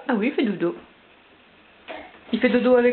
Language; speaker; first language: French; native; French